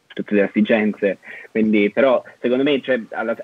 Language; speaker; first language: Italian; non-native, fluent; English